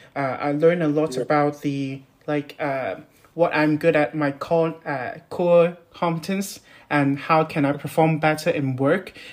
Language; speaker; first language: English; non-native, local second language; Cantonese